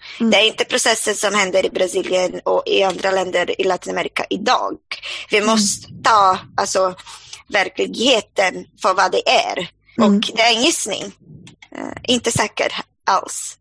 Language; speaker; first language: Swedish; non-native, fluent; Portuguese